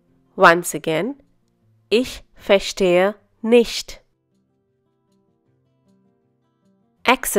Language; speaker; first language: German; non-native, fluent; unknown